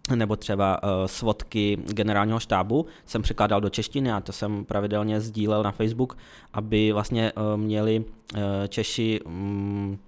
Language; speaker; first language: Czech; early bilingual, other home language; Ukrainian